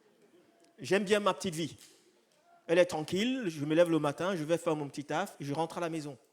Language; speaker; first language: French; native; French